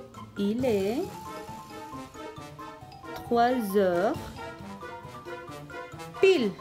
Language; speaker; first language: French; non-native, fluent; Spanish